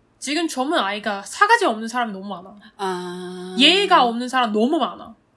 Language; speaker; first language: Korean; non-native, fluent; Chinese